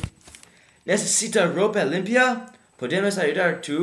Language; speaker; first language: Spanish; non-native, learner; English